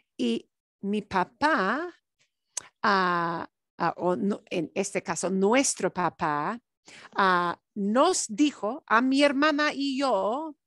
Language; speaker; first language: Spanish; non-native, fluent; English